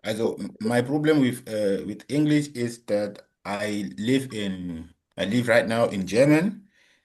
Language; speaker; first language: English; non-native, learner; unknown